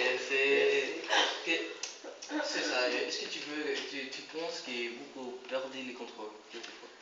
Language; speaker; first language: French; non-native, learner; Spanish